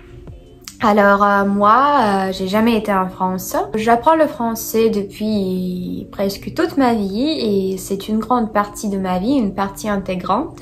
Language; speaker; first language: French; non-native, fluent; Russian